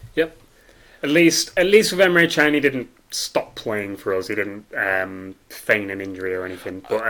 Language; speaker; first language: English; native; English